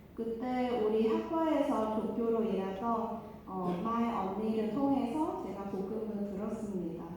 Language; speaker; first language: Korean; non-native, fluent; Vietnamese